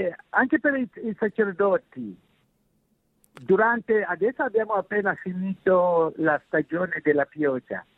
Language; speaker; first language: Italian; non-native, fluent; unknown